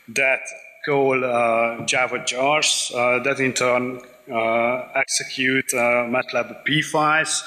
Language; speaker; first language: English; non-native, fluent; Hungarian